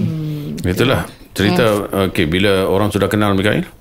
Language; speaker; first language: Malay; native; Malay